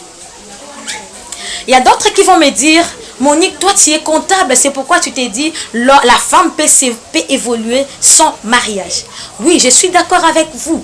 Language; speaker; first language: French; non-native, local second language; Lingala